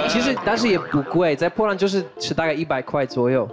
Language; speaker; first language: Chinese; non-native, fluent; Polish